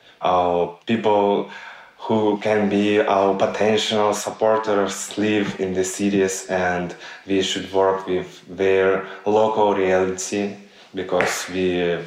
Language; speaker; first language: English; non-native, learner; Russian